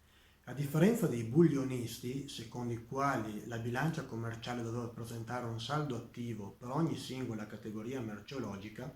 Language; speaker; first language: Italian; native; Italian